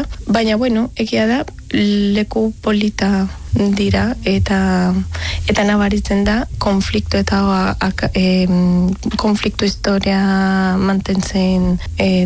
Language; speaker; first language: Basque; non-native, fluent; Spanish